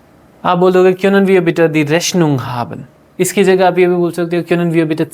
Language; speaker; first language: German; non-native, fluent; Hindi